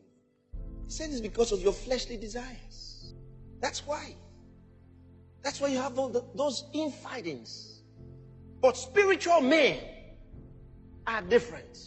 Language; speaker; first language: English; non-native, local second language; Yoruba